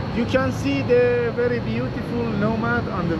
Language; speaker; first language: English; non-native, learner; Persian